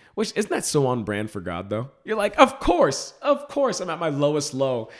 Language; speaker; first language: English; native; English